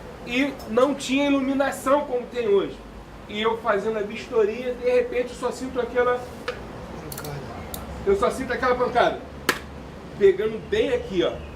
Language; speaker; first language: Portuguese; native; Portuguese